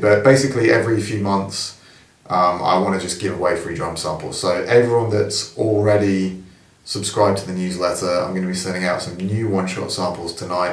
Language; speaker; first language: English; native; English